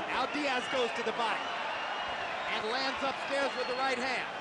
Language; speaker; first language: English; native; English